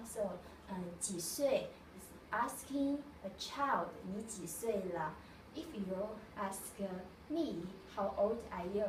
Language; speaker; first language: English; non-native, learner; Chinese